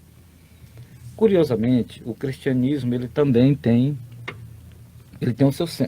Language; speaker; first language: Portuguese; native; Portuguese